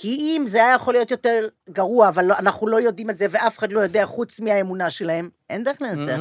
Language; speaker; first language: Hebrew; native; Hebrew